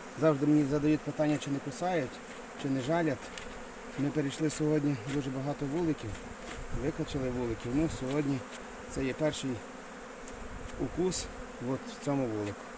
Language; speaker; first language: Ukrainian; native; Ukrainian